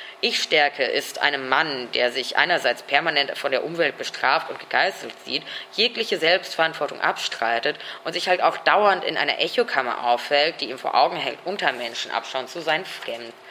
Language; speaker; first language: German; native; German